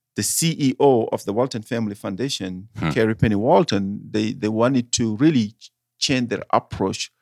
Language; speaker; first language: English; non-native, fluent; Wolof